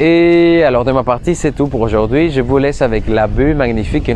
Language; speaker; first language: French; non-native, fluent; Spanish